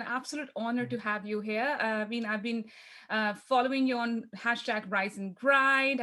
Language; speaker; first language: English; non-native, local second language; Urdu